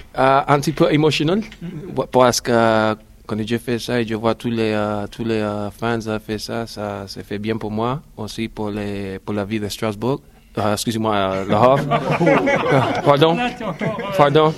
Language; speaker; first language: French; non-native, learner; English